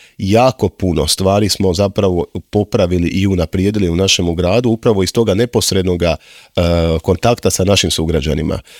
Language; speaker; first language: Croatian; native; Croatian